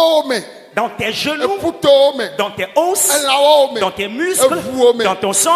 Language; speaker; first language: French; non-native, local second language; Ewe